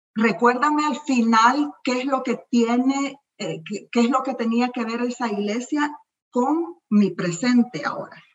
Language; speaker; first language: Spanish; native; Spanish